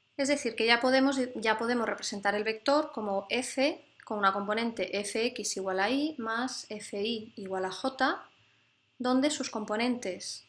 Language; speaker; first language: Spanish; native; Spanish